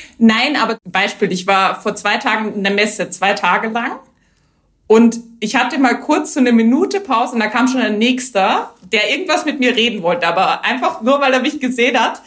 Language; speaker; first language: German; native; German